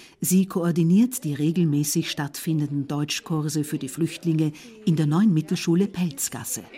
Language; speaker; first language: German; native; German